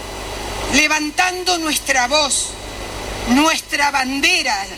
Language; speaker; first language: Spanish; native; Spanish